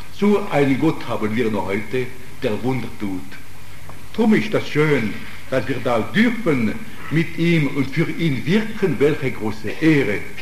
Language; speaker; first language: German; non-native, fluent; Italian